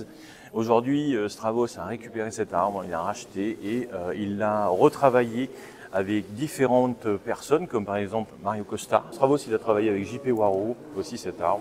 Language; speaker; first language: French; native; French